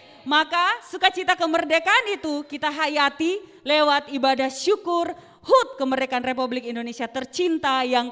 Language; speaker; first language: Indonesian; native; Indonesian